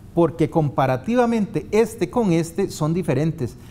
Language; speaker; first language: Spanish; native; Spanish